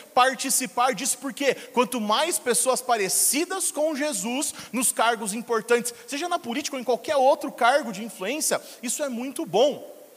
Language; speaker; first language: Portuguese; native; Portuguese